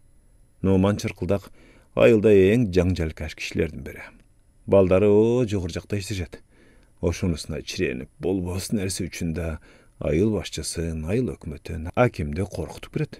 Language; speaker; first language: Kyrgyz; native; Kyrgyz